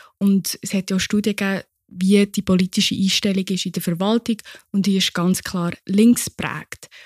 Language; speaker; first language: German; native; German